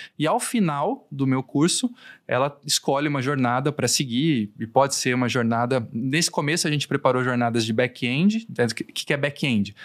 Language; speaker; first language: Portuguese; native; Portuguese